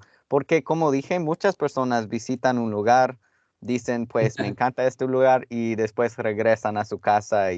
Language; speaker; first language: Spanish; non-native, fluent; English